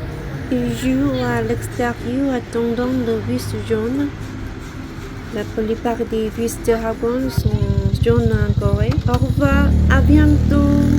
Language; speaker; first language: French; non-native, learner; Korean